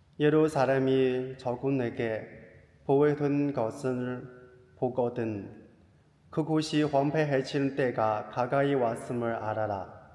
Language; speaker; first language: Korean; non-native, fluent; Chinese